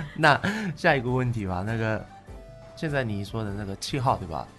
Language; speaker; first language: Chinese; non-native, learner; Japanese